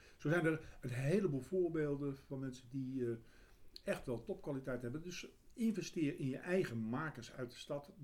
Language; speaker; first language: Dutch; native; Dutch